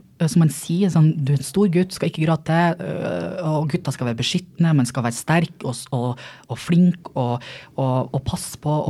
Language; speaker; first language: Norwegian; native; Norwegian